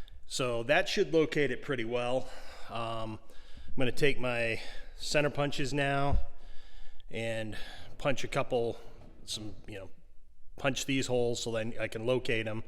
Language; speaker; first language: English; native; English